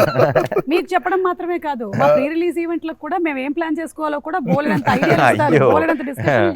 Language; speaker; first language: Telugu; native; Telugu